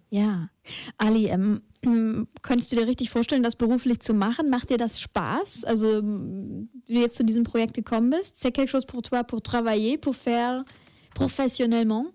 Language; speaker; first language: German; native; German